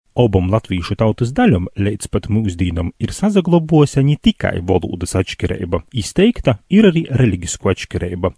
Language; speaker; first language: Latvian; native; Latvian